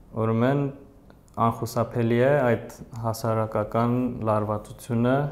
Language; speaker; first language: Armenian; early bilingual, heritage; Armenian